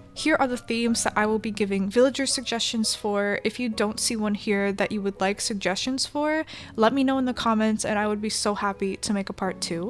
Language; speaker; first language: English; native; English